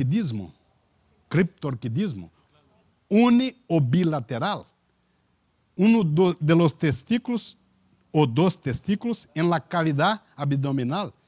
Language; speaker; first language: Spanish; non-native, learner; Portuguese